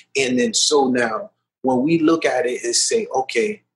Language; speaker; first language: English; early bilingual, other home language; Haitian Creole